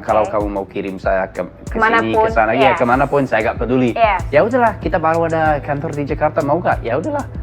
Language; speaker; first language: Indonesian; non-native, learner; English